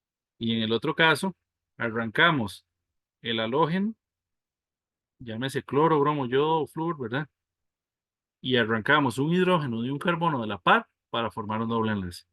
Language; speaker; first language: Spanish; native; Spanish